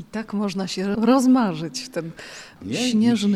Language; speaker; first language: Polish; native; Polish